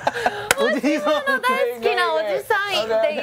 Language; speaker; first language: Japanese; non-native, learner; Chinese